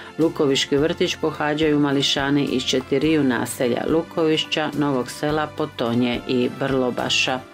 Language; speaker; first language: Croatian; early bilingual, heritage; Croatian